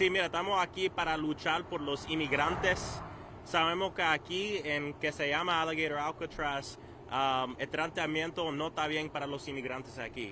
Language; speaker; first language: Spanish; non-native, learner; English